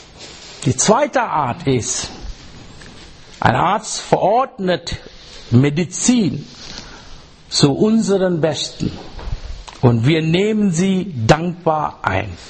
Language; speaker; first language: German; non-native, learner; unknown